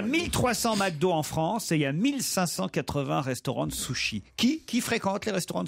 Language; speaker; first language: French; native; French